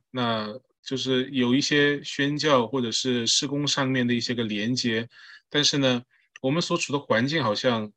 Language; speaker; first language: Chinese; early bilingual, heritage; Chinese